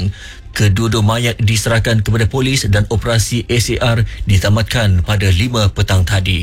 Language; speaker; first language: Malay; native; Malay